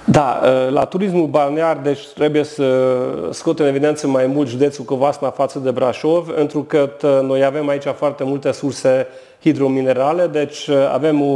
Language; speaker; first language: Romanian; non-native, local second language; Hungarian